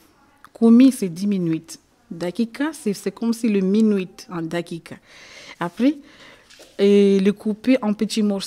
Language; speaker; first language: French; non-native, local second language; Comorian